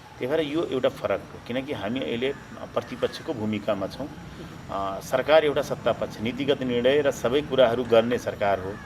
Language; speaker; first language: Nepali; non-native, local second language; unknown